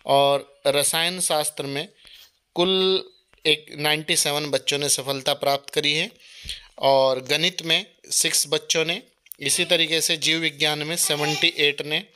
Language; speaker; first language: Hindi; native; Hindi